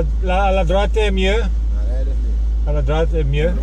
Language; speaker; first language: French; non-native, learner; Romanian